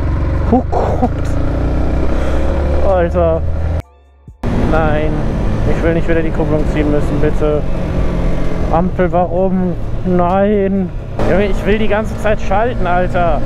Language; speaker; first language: German; native; German